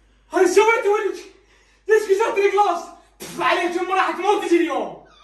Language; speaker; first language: Arabic; native; Arabic